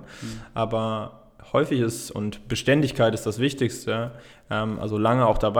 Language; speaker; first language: German; native; German